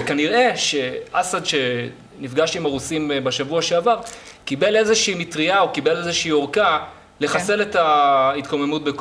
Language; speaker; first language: Hebrew; native; Hebrew